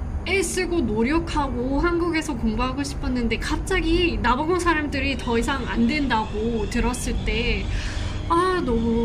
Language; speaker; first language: Korean; non-native, fluent; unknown